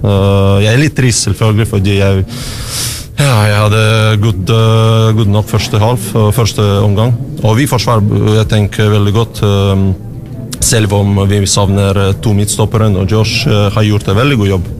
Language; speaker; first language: Norwegian; non-native, learner; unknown